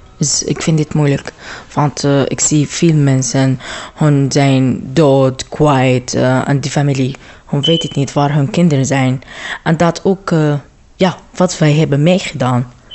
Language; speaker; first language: Dutch; non-native, learner; Arabic